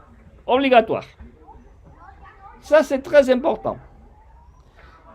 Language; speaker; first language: French; non-native, fluent; Spanish